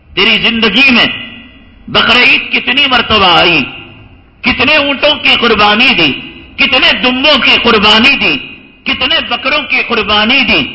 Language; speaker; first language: Urdu; native; Urdu